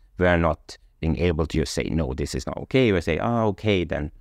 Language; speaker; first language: English; non-native, fluent; Swedish